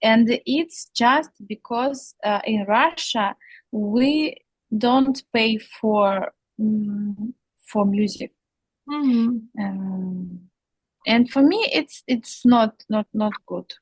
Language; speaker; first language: English; non-native, learner; Russian